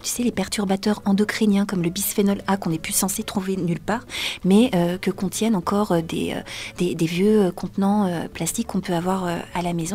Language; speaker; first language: French; native; French